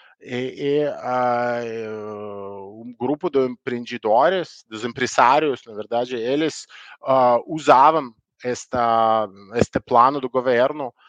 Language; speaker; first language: Portuguese; non-native, learner; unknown